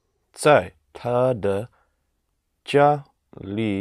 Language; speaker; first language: Chinese; non-native, learner; English